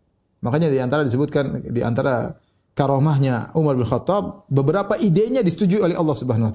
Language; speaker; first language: Indonesian; native; Indonesian